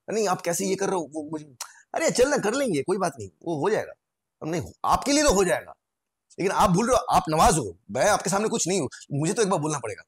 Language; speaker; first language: Hindi; non-native, local second language; Bangla